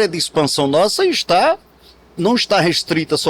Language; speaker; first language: Portuguese; native; Portuguese